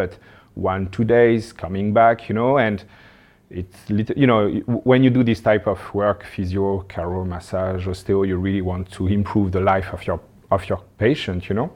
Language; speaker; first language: English; non-native, learner; French